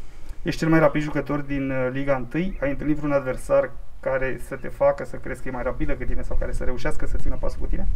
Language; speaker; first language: Romanian; native; Romanian